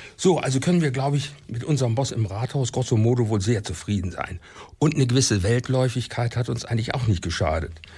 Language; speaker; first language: German; native; German